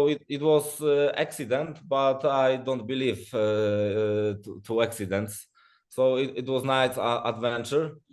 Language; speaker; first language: English; non-native, learner; Polish